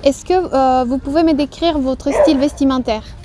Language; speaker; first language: French; non-native, fluent; Spanish